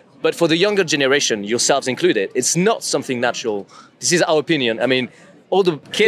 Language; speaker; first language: English; non-native, fluent; French